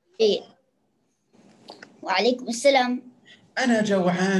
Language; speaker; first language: Arabic; non-native, learner; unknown